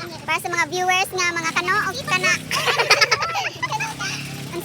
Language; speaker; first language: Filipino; non-native, local second language; Cebuano